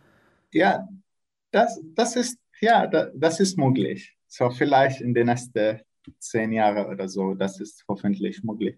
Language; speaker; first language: German; non-native, learner; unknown